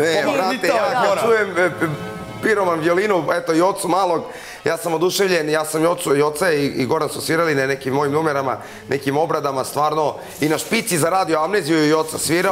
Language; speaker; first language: Serbian; native; Serbian